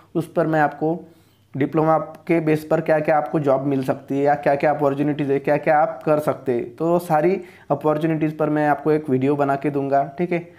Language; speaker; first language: Hindi; non-native, local second language; Marathi